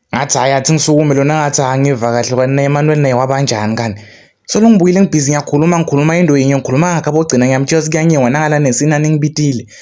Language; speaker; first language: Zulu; non-native, local second language; Swati